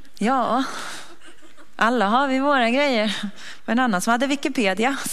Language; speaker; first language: Swedish; native; Swedish